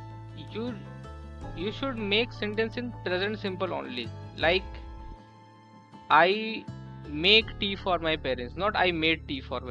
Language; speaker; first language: English; non-native, local second language; Hindi